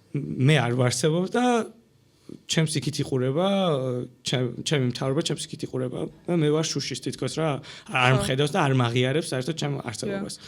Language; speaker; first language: Georgian; non-native, local second language; Armenian